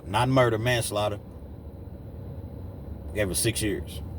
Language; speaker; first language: English; native; English